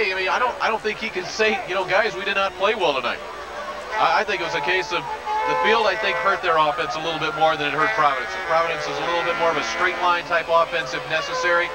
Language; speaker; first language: English; native; English